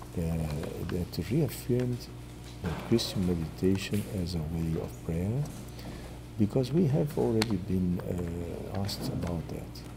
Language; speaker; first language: English; non-native, fluent; Portuguese